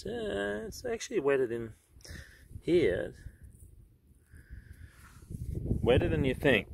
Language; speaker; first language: English; native; English